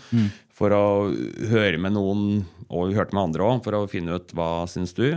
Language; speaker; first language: Norwegian; native; Norwegian